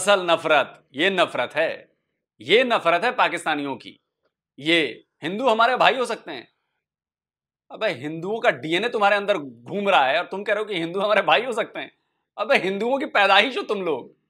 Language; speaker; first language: Hindi; native; Hindi